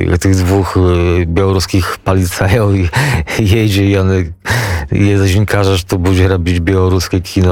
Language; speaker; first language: Polish; non-native, local second language; Belarusian